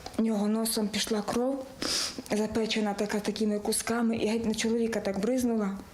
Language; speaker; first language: Ukrainian; native; Ukrainian